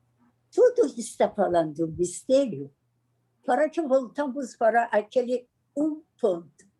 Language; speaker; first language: Portuguese; non-native, learner; Persian